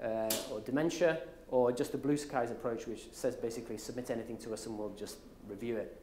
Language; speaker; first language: English; native; English